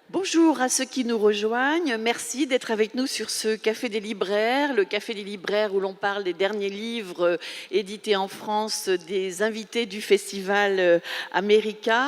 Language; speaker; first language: French; native; French